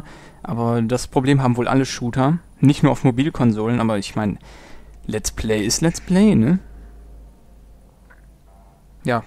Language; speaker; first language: German; native; German